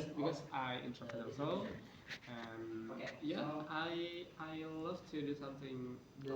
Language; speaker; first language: English; non-native, learner; Indonesian